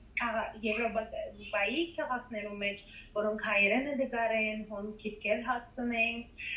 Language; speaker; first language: Armenian; native; Armenian